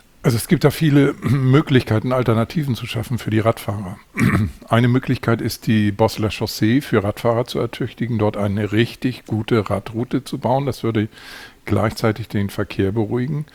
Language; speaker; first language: German; native; German